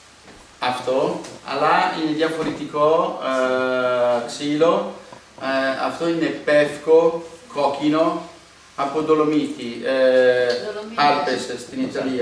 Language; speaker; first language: Greek; non-native, learner; Italian